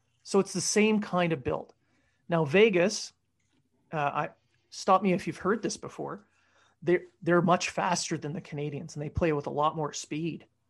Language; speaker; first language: English; native; English